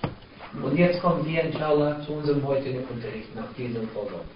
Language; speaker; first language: German; non-native, fluent; Arabic